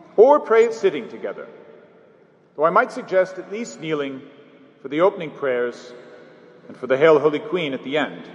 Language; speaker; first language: English; native; English